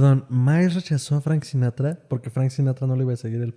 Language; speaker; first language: Spanish; native; Spanish